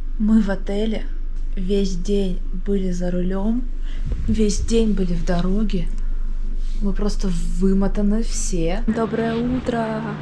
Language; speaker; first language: Russian; native; Russian